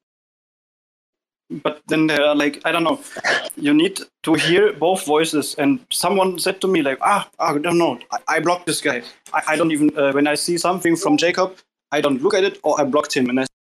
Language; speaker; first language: English; non-native, fluent; German